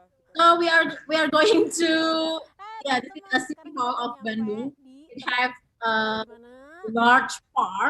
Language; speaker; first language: English; non-native, fluent; Indonesian